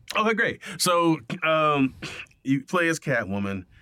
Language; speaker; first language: English; native; English